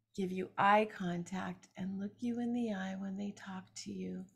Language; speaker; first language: English; native; English